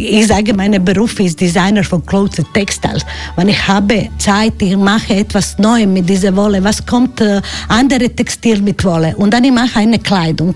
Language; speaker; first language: German; non-native, learner; Croatian